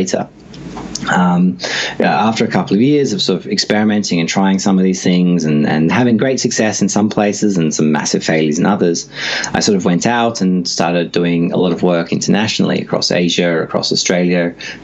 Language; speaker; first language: English; native; English